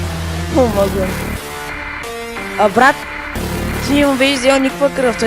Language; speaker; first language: Bulgarian; native; Bulgarian